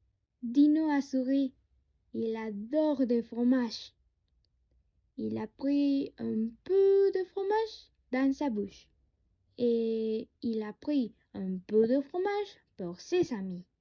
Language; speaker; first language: French; non-native, learner; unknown